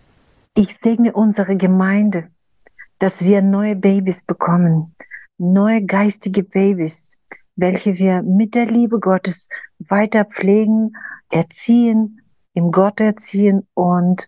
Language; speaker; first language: German; non-native, fluent; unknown